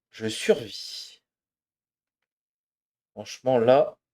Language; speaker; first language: French; native; French